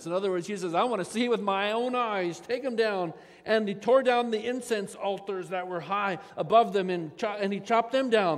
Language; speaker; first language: English; native; English